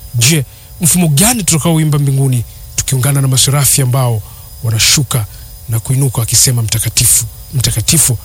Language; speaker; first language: Swahili; native; Swahili